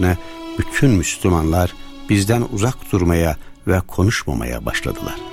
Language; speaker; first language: Turkish; native; Turkish